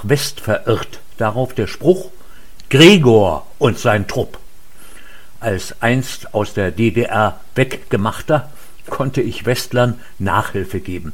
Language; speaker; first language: German; native; German